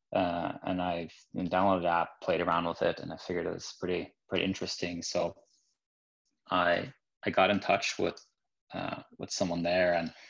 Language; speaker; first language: English; non-native, fluent; Norwegian